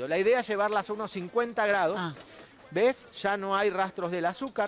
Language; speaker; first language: Spanish; native; Spanish